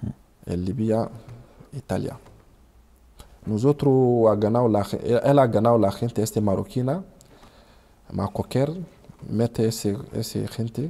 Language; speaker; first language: Spanish; non-native, learner; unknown